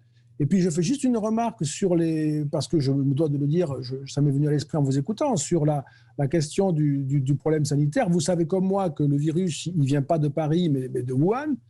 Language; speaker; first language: French; native; French